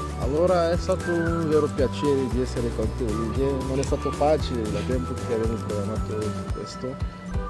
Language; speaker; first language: Italian; non-native, fluent; French